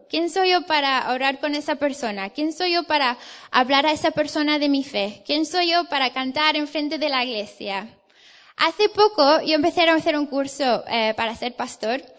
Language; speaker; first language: Spanish; non-native, fluent; English